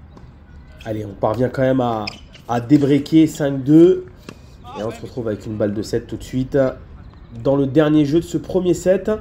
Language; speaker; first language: French; native; French